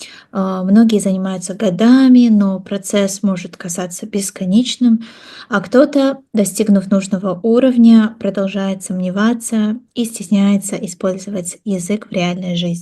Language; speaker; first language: Russian; non-native, local second language; Kazakh